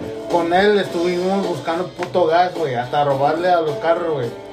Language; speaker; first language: Spanish; early bilingual, heritage; Spanish